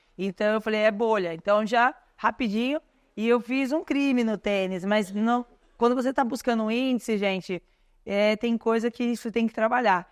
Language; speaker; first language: Portuguese; native; Portuguese